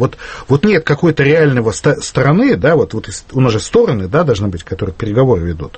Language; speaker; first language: Russian; native; Russian